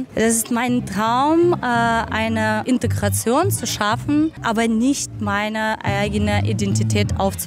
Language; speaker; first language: German; non-native, fluent; Ukrainian